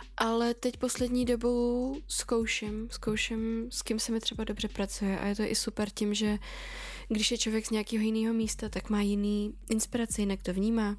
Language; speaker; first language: Czech; early bilingual, other home language; Russian